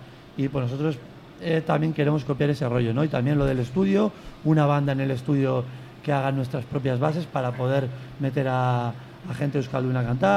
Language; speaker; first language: Spanish; native; Spanish